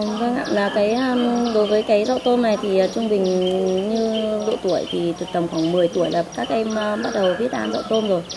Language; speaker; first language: Vietnamese; non-native, local second language; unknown